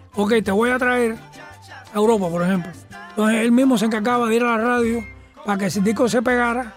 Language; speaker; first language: Spanish; early bilingual, heritage; Spanish